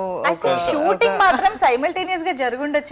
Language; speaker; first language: Telugu; native; Telugu